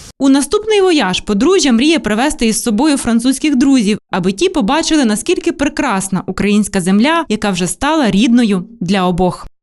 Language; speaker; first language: Ukrainian; native; Ukrainian